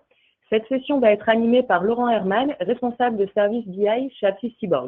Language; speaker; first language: French; native; French